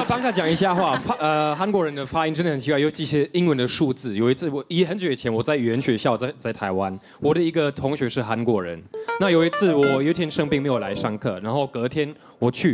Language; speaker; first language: Chinese; non-native, fluent; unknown